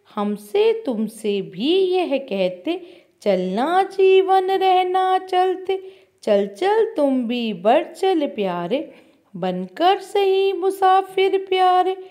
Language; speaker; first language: Hindi; non-native, local second language; Kannada